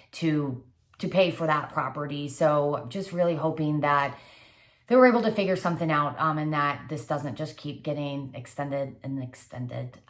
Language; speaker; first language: English; native; English